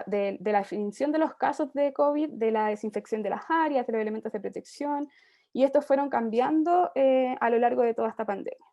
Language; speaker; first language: Spanish; native; Spanish